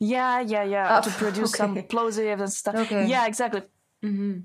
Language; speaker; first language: English; non-native, fluent; Italian